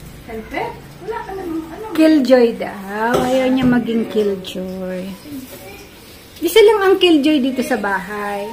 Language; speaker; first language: Filipino; native; Filipino